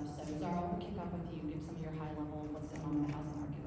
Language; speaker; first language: English; native; English